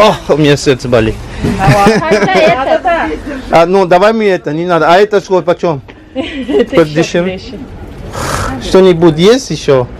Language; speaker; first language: Russian; non-native, learner; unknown